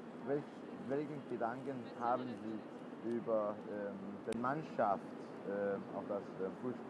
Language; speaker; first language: German; non-native, learner; Danish